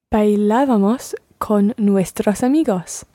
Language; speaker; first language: Spanish; non-native, learner; English